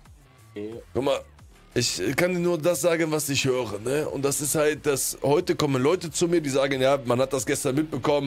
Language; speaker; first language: German; native; German